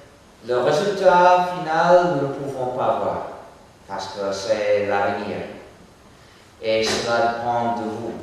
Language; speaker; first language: French; non-native, fluent; English